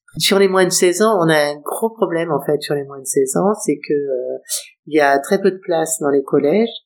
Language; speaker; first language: French; native; French